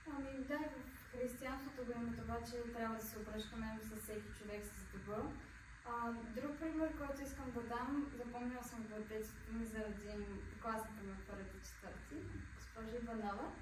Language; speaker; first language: Bulgarian; native; Bulgarian